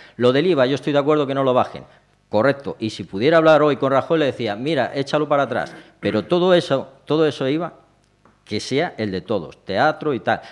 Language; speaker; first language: Spanish; native; Spanish